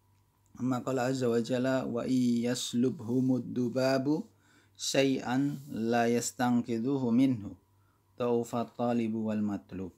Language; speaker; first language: Arabic; non-native, fluent; Indonesian